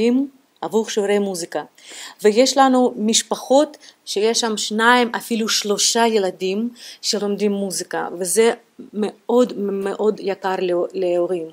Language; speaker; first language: Hebrew; non-native, fluent; Russian